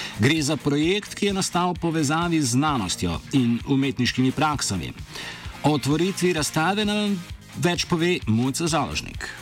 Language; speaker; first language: Slovenian; native; Slovenian